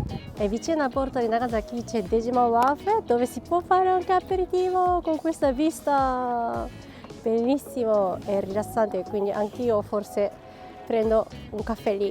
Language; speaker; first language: Italian; non-native, fluent; Japanese